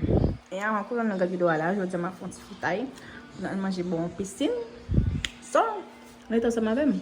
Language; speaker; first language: French; non-native, local second language; Haitian Creole